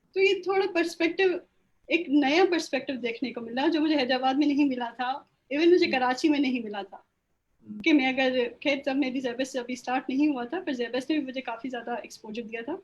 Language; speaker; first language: Urdu; non-native, local second language; Sindhi